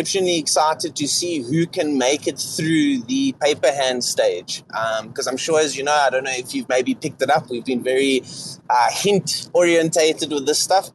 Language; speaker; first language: English; native; English